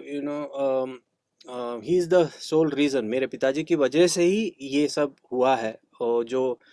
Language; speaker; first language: Hindi; non-native, local second language; Kannada